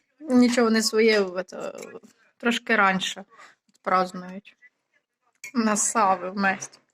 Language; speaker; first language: Ukrainian; native; Ukrainian